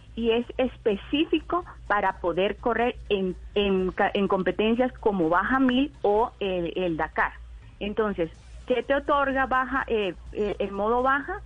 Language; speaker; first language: Spanish; native; Spanish